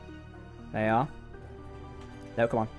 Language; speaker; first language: English; native; English